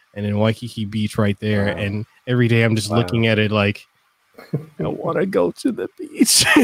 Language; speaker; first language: English; non-native, fluent; Samoan